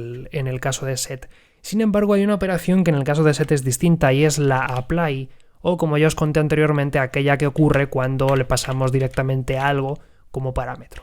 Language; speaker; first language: Spanish; native; Spanish